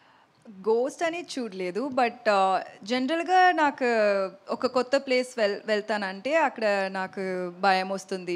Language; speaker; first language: Telugu; non-native, learner; Tamil